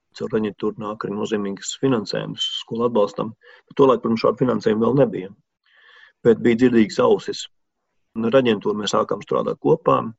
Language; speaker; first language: Latvian; native; Latvian